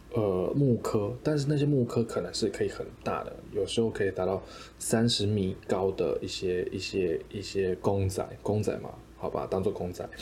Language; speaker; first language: Chinese; native; Chinese